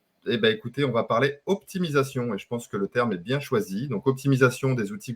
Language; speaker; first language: French; native; French